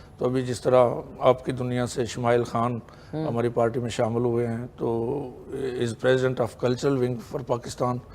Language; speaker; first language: Urdu; non-native, local second language; Punjabi